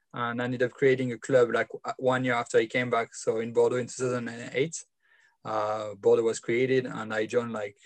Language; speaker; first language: English; non-native, fluent; French